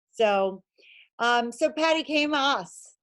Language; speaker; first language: Spanish; non-native, learner; English